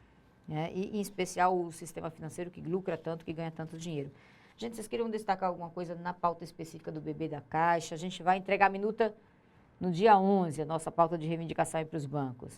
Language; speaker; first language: Portuguese; native; Portuguese